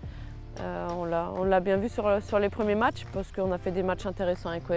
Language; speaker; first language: French; native; French